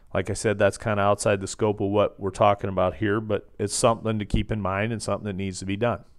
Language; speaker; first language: English; native; English